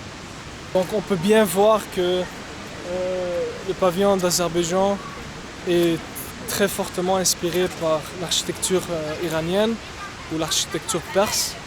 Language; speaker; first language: French; non-native, local second language; Arabic